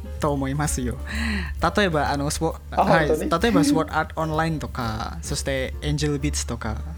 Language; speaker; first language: Japanese; non-native, learner; Indonesian